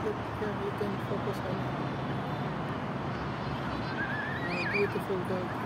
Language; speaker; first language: English; non-native, learner; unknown